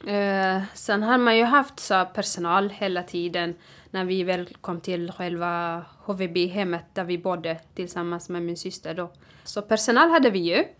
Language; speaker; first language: Swedish; non-native, fluent; Tigrinya